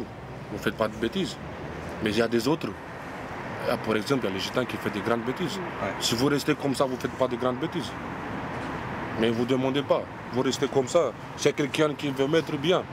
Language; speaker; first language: French; non-native, fluent; Romanian